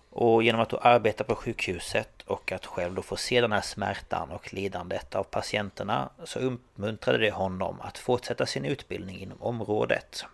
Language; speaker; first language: Swedish; native; Swedish